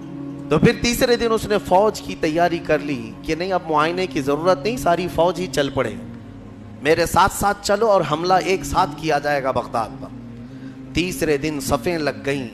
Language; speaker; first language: Urdu; native; Urdu